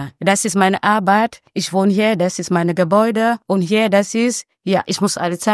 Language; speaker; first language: German; non-native, learner; French